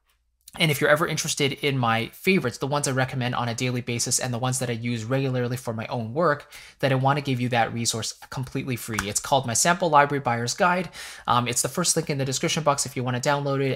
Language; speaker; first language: English; native; English